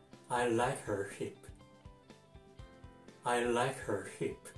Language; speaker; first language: English; non-native, fluent; Japanese